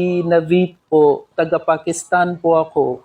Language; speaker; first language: Filipino; non-native, fluent; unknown